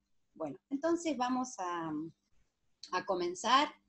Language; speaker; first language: Spanish; native; Spanish